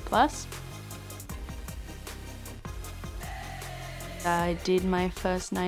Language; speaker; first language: English; native; English